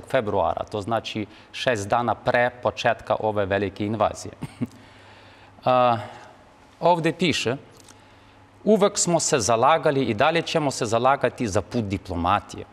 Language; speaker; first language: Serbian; non-native, fluent; Ukrainian